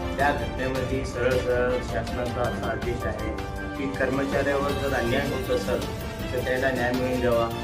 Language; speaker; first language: Marathi; non-native, local second language; Urdu